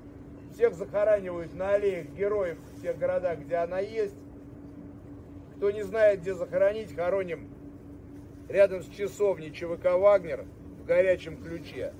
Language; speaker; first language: Russian; native; Russian